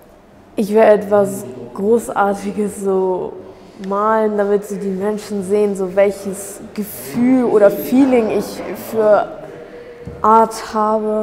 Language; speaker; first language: German; early bilingual, other home language; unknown